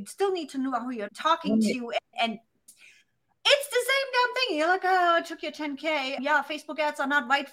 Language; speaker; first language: English; non-native, fluent; German